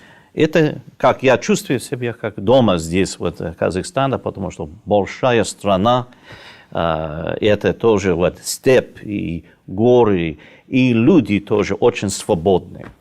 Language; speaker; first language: Russian; non-native, fluent; English